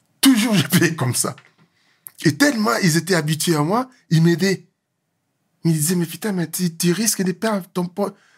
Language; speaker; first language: French; non-native, local second language; Lingala